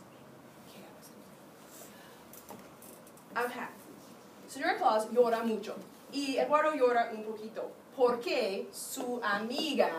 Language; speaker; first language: Spanish; non-native, fluent; English